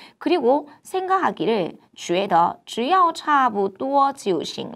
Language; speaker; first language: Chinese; non-native, fluent; Korean